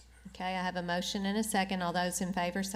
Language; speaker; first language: English; native; English